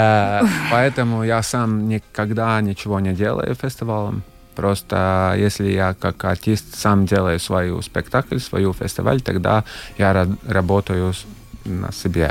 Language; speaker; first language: Russian; non-native, local second language; Latvian